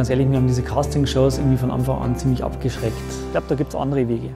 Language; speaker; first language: German; native; German